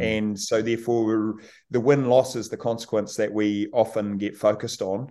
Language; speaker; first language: English; native; English